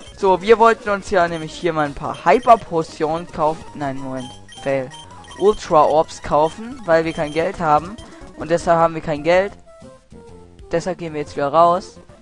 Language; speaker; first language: German; native; German